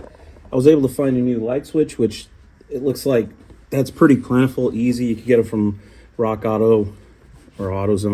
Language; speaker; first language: English; native; English